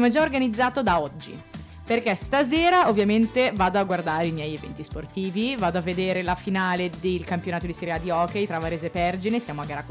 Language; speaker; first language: Italian; native; Italian